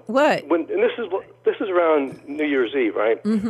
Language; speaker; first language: English; early bilingual, other home language; Polish